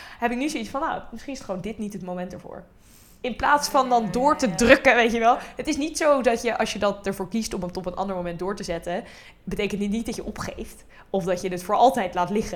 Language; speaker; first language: Dutch; native; Dutch